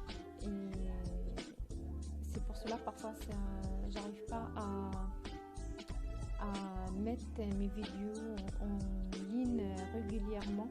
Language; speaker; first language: French; non-native, fluent; Arabic